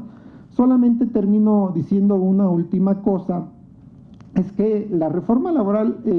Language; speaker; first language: Spanish; native; Spanish